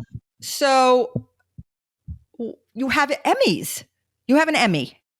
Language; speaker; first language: English; native; English